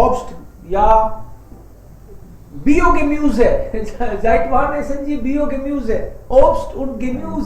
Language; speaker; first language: German; non-native, fluent; Hindi